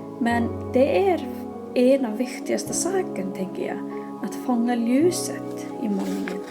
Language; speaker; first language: Swedish; non-native, fluent; Icelandic